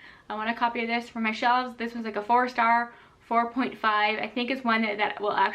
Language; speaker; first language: English; native; English